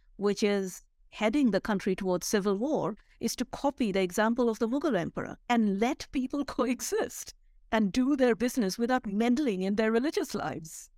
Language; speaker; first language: English; non-native, local second language; Bangla